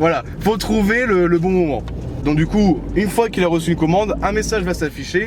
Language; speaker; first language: French; native; French